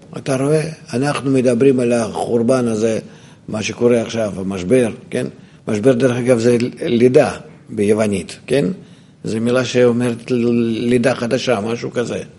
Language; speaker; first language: Hebrew; non-native, fluent; Russian